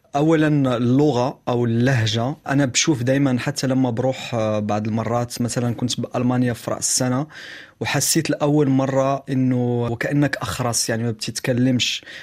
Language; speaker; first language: Arabic; native; Arabic